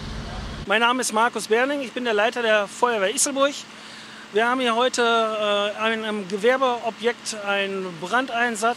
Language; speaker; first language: German; native; German